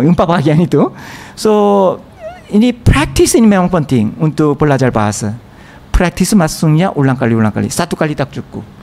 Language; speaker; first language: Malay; non-native, learner; Korean